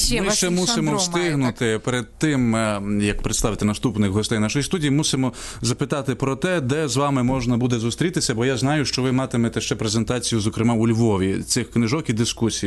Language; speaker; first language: Ukrainian; native; Ukrainian